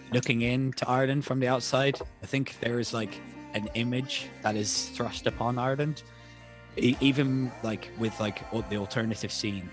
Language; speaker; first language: English; native; English